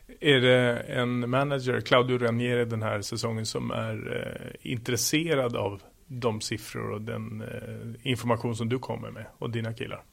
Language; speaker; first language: Swedish; native; Swedish